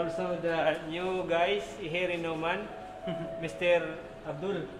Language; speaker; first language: English; non-native, local second language; Filipino